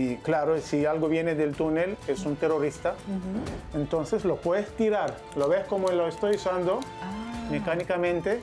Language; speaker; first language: Spanish; non-native, learner; Hebrew